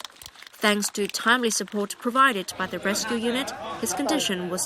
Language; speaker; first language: English; non-native, fluent; Vietnamese